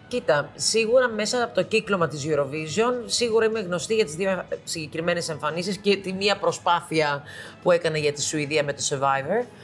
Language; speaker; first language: Greek; early bilingual, heritage; Greek